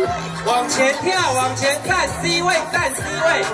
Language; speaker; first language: Chinese; native; Chinese